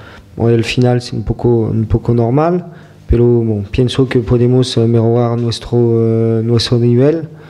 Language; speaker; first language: Spanish; non-native, fluent; French